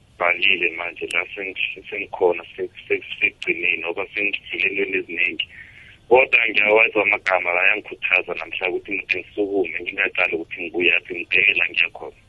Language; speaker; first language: Zulu; non-native, local second language; South Ndebele